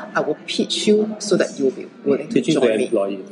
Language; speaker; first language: English; early bilingual, other home language; Chinese